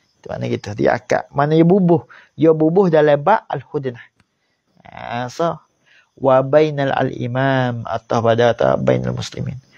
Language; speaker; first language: Malay; native; Malay